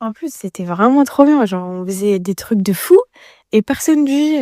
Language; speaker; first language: French; native; French